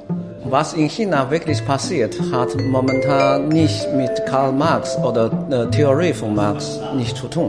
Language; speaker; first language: German; non-native, learner; Chinese